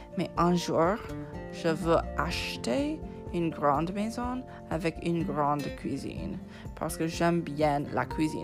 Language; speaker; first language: French; non-native, fluent; English